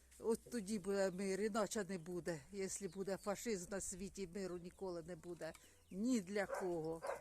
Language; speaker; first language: Ukrainian; native; Ukrainian